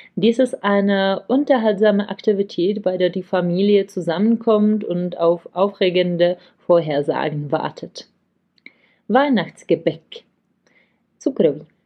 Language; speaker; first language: German; non-native, fluent; Czech